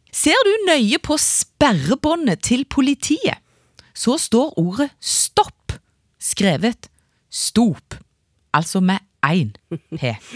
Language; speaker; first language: Norwegian; native; Norwegian